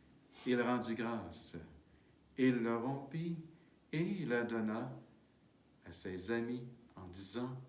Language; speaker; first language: French; native; French